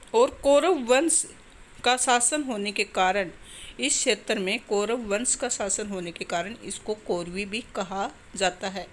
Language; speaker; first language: Hindi; native; Hindi